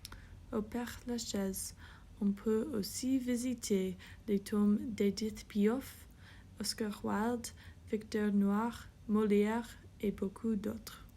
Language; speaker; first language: French; non-native, fluent; English